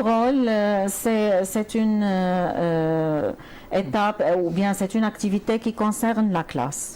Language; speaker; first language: French; non-native, fluent; Arabic